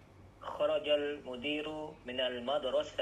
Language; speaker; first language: Arabic; non-native, learner; Indonesian